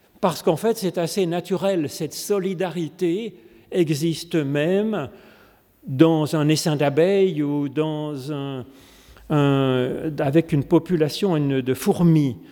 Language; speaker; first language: French; native; French